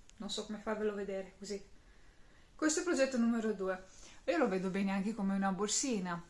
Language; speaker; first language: Italian; non-native, fluent; Romanian